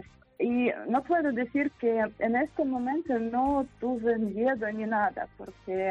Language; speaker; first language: Spanish; non-native, fluent; Ukrainian